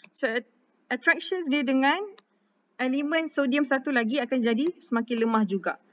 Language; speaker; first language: Malay; native; Malay